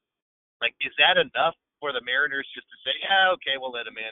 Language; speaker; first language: English; native; English